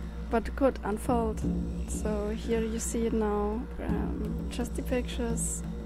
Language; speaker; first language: English; non-native, fluent; German